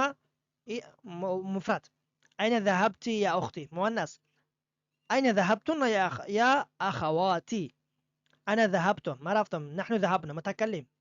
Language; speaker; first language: Arabic; non-native, fluent; Persian